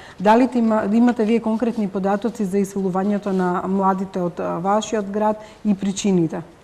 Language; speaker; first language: Macedonian; native; Macedonian